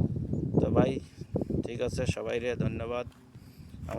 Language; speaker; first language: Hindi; non-native, learner; Bangla